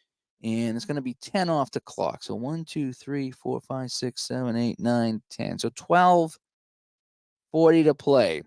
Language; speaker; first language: English; native; English